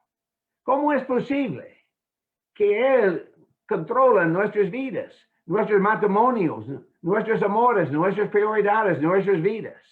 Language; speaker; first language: Spanish; non-native, fluent; English